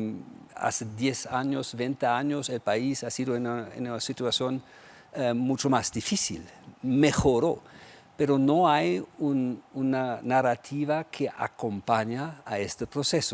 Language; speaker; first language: Spanish; non-native, fluent; German